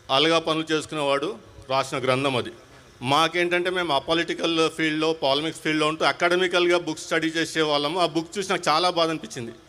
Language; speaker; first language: Telugu; non-native, local second language; Hindi